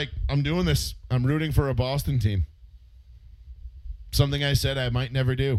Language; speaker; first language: English; native; English